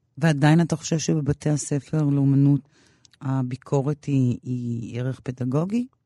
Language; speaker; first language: Hebrew; native; Hebrew